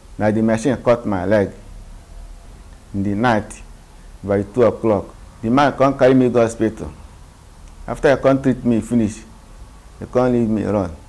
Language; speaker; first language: Nigerian Pidgin; non-native, local second language; Igbo